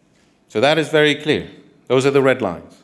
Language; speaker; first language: English; non-native, fluent; Arabic